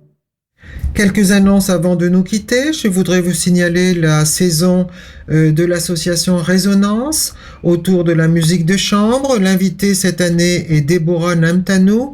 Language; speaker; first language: French; native; French